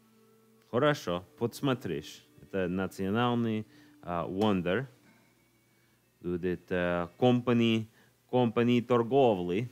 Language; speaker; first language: Russian; non-native, learner; English